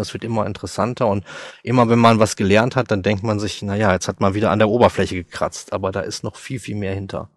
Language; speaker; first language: German; native; German